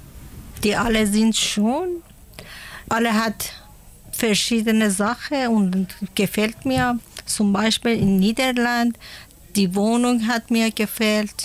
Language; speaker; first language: German; non-native, learner; Persian